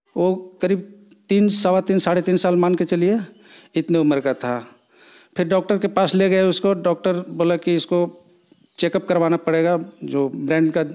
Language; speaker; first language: Hindi; native; Hindi